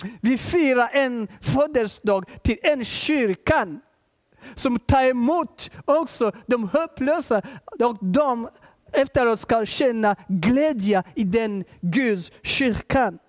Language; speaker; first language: Swedish; non-native, fluent; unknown